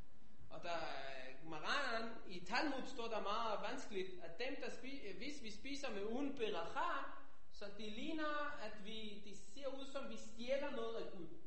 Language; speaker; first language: Danish; non-native, fluent; Hebrew